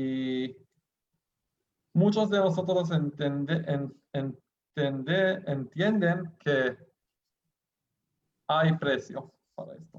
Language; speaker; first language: Spanish; non-native, fluent; Hebrew